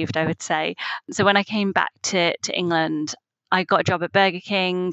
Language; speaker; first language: English; native; English